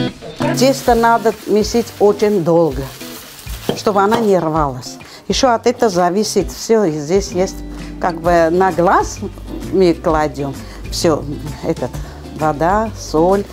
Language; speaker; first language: Russian; non-native, fluent; Armenian